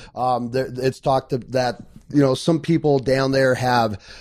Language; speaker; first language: English; native; English